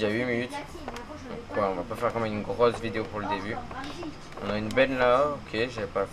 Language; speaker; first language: French; native; French